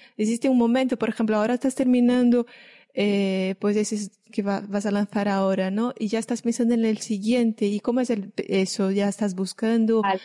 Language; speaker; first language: Spanish; native; Spanish